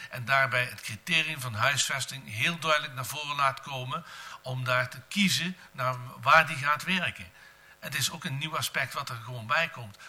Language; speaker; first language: Dutch; native; Dutch